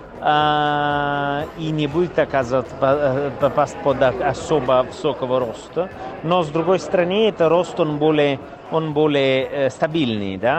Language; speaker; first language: Russian; non-native, fluent; Italian